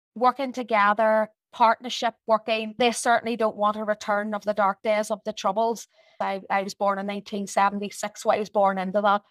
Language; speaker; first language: English; native; English